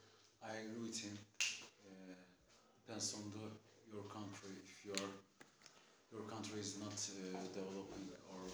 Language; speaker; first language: English; non-native, learner; Turkish